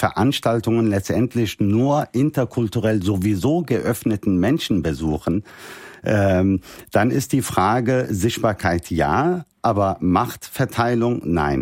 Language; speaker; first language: German; early bilingual, other home language; Turkish